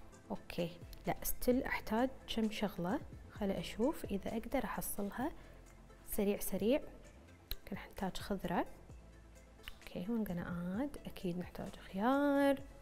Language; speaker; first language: Arabic; native; Arabic